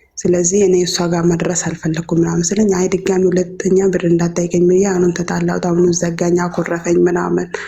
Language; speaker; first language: Amharic; non-native, local second language; Oromo